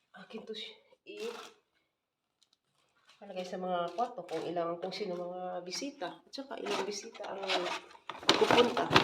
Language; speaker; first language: Filipino; non-native, local second language; Cebuano